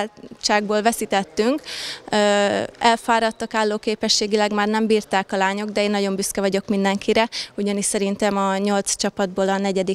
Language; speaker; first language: Hungarian; native; Hungarian